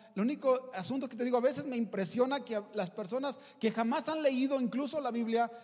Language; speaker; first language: Spanish; native; Spanish